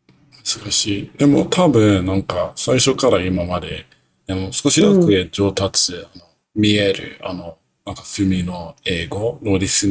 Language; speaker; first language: Japanese; non-native, learner; English